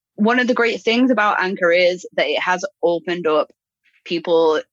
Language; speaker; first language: English; native; English